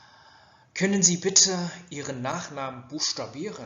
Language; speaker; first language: German; non-native, fluent; Vietnamese